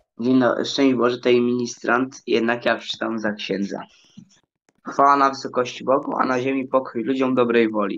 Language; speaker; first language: Polish; native; Polish